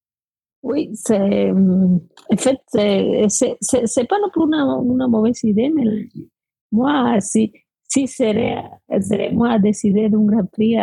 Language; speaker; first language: French; non-native, fluent; Spanish